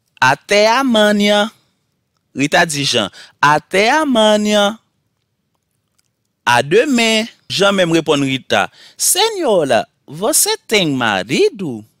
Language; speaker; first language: Portuguese; non-native, learner; Haitian Creole